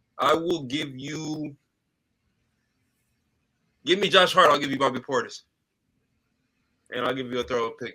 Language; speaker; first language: English; native; English